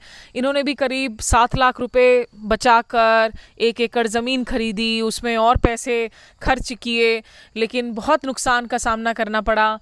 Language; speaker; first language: Hindi; native; Hindi